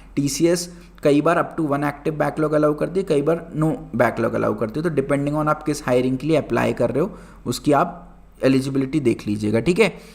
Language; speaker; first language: Hindi; native; Hindi